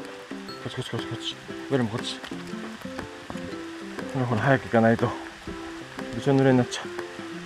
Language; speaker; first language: Japanese; native; Japanese